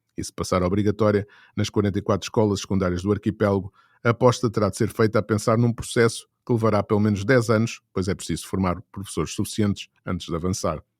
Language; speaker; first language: Portuguese; native; Portuguese